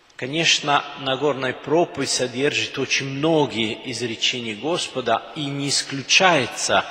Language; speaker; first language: Russian; non-native, fluent; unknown